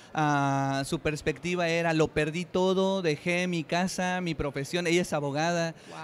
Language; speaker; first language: Spanish; native; Spanish